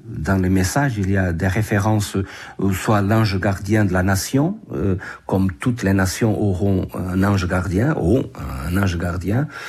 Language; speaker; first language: French; non-native, fluent; Portuguese